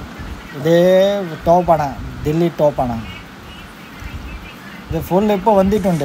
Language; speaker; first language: Malayalam; non-native, local second language; Hindi